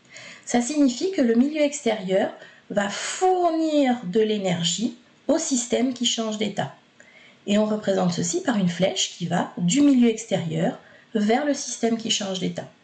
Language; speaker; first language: French; native; French